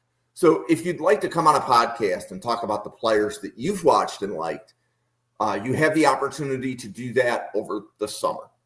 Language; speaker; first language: English; native; English